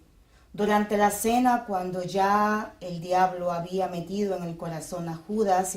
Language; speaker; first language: Spanish; native; Spanish